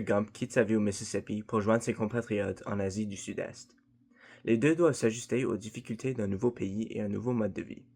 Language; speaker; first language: French; non-native, fluent; English